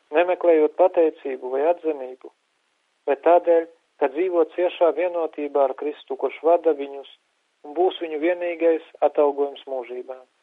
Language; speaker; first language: Latvian; native; Latvian